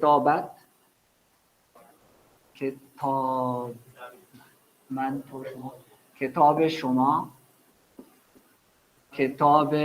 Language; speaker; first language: Persian; non-native, fluent; Urdu